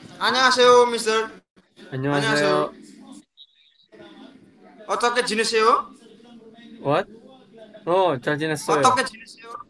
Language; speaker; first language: Korean; non-native, learner; Indonesian